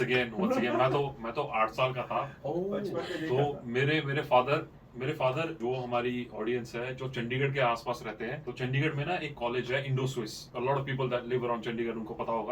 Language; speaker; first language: Hindi; native; Hindi